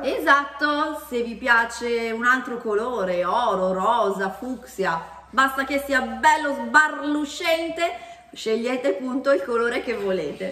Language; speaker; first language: Italian; native; Italian